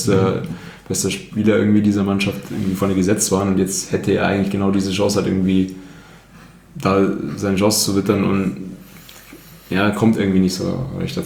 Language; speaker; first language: German; native; German